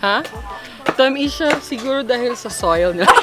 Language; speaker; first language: Filipino; non-native, local second language; Cebuano